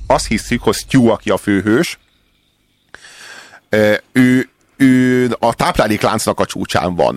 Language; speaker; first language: Hungarian; native; Hungarian